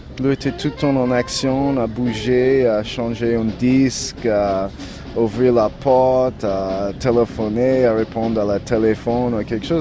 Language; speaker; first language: French; non-native, learner; English